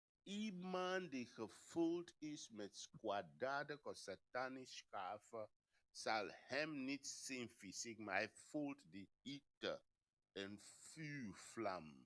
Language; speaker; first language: Dutch; non-native, fluent; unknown